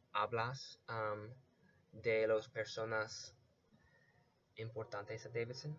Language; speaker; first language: Spanish; non-native, learner; English